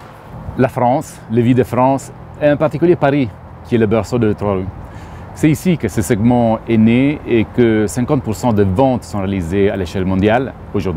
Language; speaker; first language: French; native; French